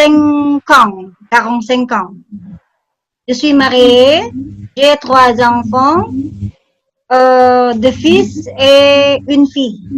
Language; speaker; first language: French; non-native, learner; Indonesian